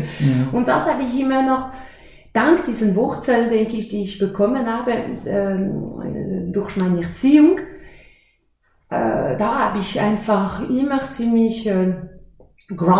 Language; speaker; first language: German; non-native, fluent; French